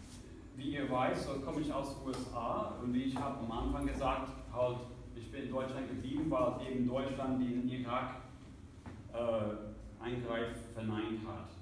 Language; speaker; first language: German; non-native, fluent; English